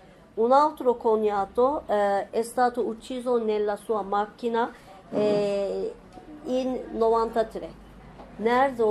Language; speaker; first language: Italian; non-native, fluent; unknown